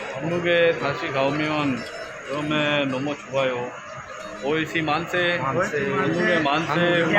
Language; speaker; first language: Korean; non-native, learner; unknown